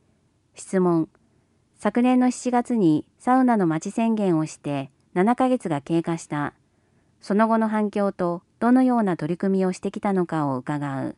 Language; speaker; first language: Japanese; native; Japanese